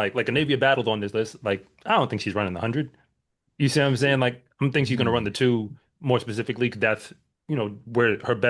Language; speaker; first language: English; native; English